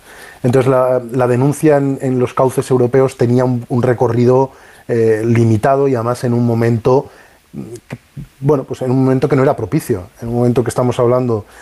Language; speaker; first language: Spanish; native; Spanish